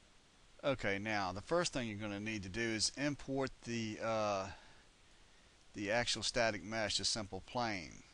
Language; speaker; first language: English; native; English